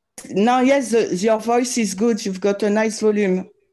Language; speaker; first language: English; non-native, learner; French